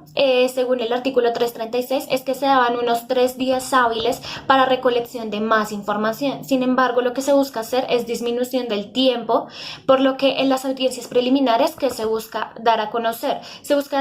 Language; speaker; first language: Spanish; native; Spanish